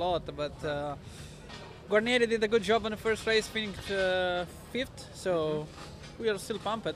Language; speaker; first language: English; non-native, fluent; Italian